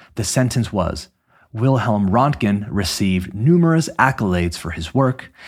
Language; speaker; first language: English; native; English